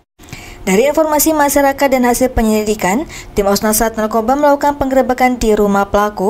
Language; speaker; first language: Indonesian; native; Indonesian